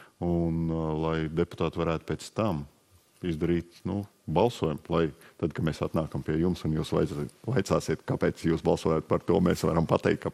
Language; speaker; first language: Latvian; native; Latvian